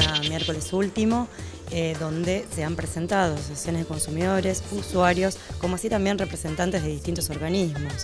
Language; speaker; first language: Spanish; native; Spanish